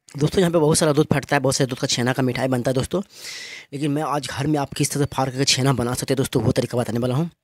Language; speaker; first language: Hindi; native; Hindi